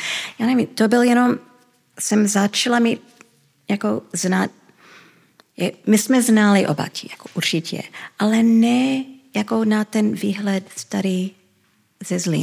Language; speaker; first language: Czech; early bilingual, heritage; Czech